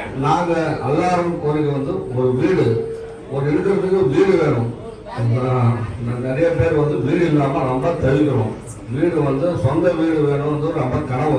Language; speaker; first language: Tamil; native; Tamil